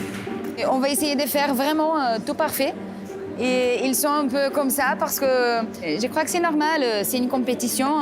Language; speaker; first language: French; non-native, learner; Portuguese